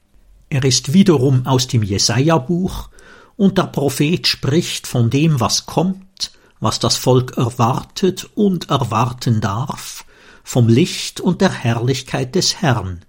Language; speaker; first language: German; native; German